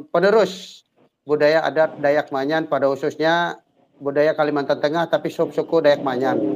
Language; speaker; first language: Indonesian; native; Indonesian